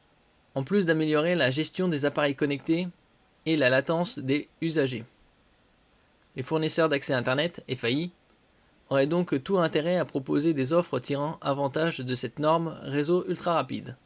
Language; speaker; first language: French; native; French